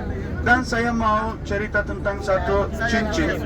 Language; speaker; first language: Indonesian; non-native, fluent; Turkish